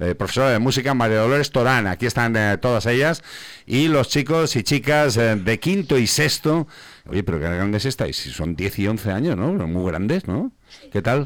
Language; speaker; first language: Spanish; native; Spanish